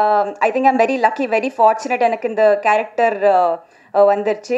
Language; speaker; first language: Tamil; non-native, learner; Telugu